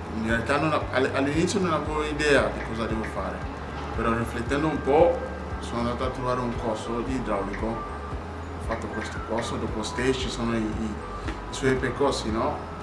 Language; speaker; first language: Italian; non-native, fluent; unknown